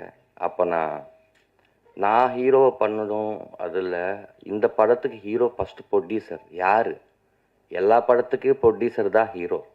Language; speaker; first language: Tamil; non-native, learner; Telugu